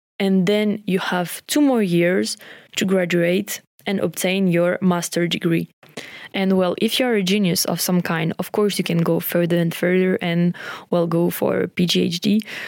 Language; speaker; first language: English; non-native, fluent; French